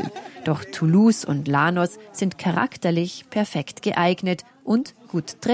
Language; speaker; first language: German; native; German